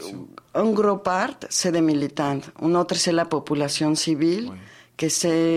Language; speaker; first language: French; non-native, fluent; Spanish